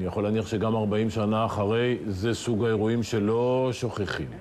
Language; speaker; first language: Hebrew; native; Hebrew